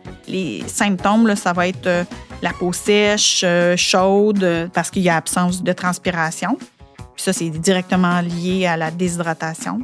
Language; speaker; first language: French; native; French